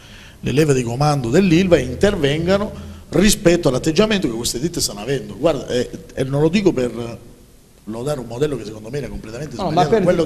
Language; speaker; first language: Italian; native; Italian